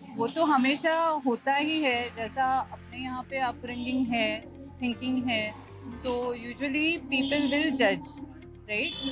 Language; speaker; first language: Hindi; non-native, local second language; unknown